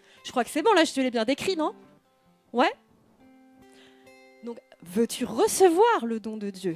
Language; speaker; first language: French; native; French